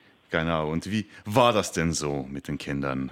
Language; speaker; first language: German; native; German